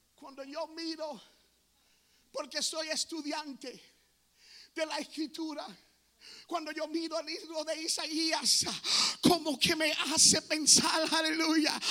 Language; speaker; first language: Spanish; early bilingual, heritage; Spanish